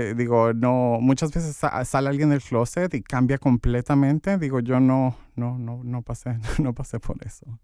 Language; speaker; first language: Spanish; early bilingual, heritage; Spanish